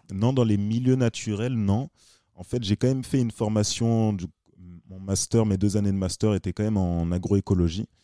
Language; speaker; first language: French; native; French